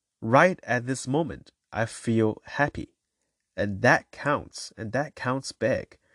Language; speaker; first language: English; non-native, fluent; Chinese